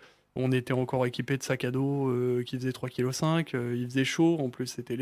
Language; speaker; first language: French; native; French